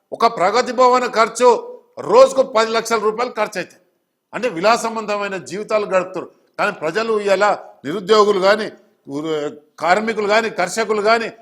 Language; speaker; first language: Telugu; native; Telugu